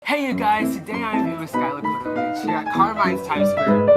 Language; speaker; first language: English; native; English